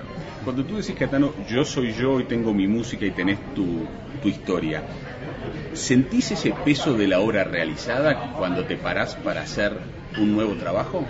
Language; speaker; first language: Spanish; native; Spanish